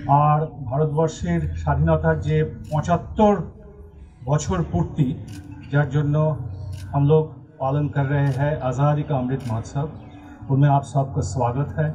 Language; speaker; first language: Hindi; non-native, local second language; Bangla